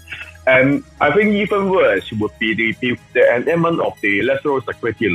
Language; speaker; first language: English; non-native, local second language; Cantonese